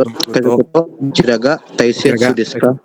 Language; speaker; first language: Japanese; non-native, learner; Indonesian